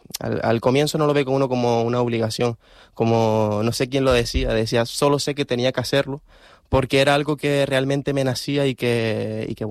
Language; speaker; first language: Spanish; native; Spanish